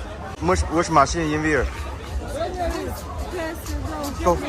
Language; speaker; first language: English; non-native, learner; Chinese